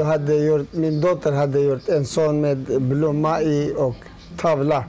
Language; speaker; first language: Swedish; non-native, learner; Turoyo